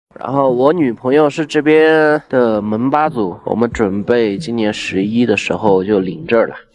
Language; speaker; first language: Chinese; native; Chinese